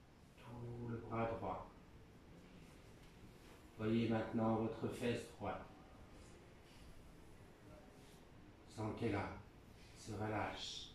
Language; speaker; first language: French; native; French